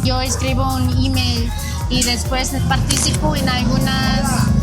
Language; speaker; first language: Spanish; non-native, learner; Chinese